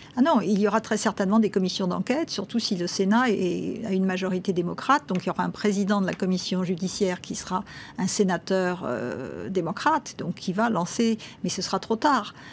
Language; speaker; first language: French; native; French